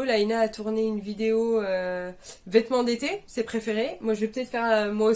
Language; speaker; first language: French; native; French